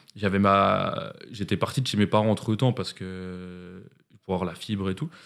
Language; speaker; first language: French; native; French